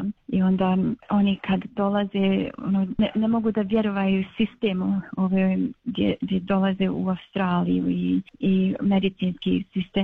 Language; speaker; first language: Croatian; early bilingual, other home language; Bosnian